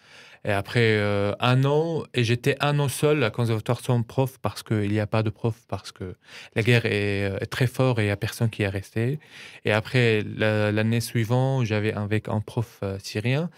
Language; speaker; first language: French; non-native, fluent; Arabic